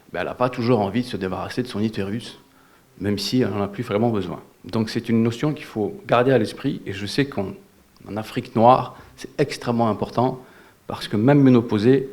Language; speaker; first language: French; non-native, local second language; Wolof